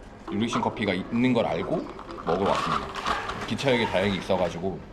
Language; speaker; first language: Korean; native; Korean